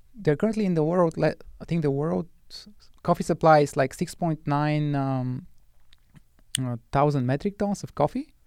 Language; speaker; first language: English; non-native, fluent; Bulgarian